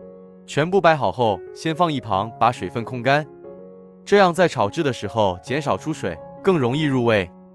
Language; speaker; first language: Chinese; native; Chinese